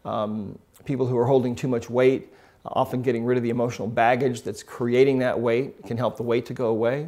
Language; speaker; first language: English; native; English